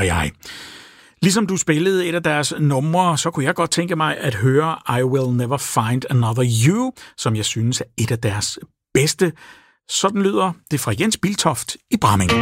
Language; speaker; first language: Danish; native; Danish